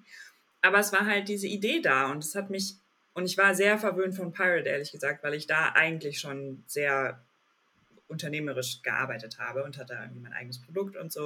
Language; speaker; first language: German; native; German